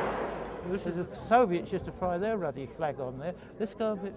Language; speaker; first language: English; native; English